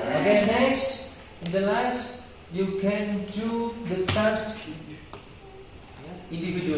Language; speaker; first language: English; non-native, learner; Indonesian